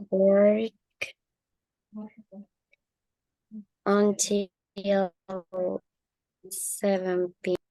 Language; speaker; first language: English; non-native, learner; Spanish